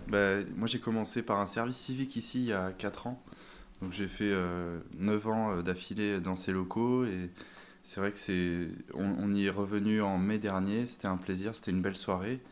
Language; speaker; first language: French; native; French